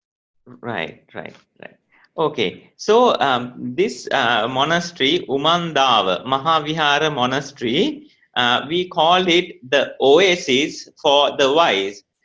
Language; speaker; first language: English; non-native, local second language; Sinhala